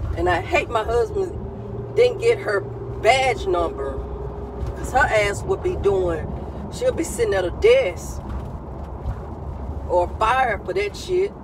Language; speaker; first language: English; native; English